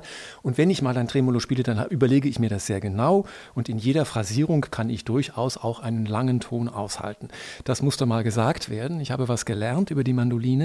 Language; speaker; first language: German; native; German